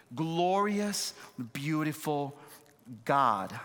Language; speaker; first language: English; non-native, fluent; Spanish